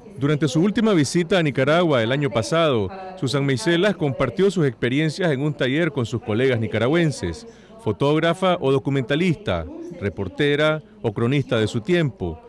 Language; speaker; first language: Spanish; native; Spanish